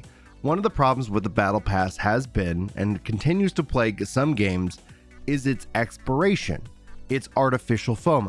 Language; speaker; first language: English; native; English